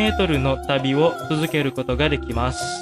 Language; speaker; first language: Japanese; non-native, fluent; Indonesian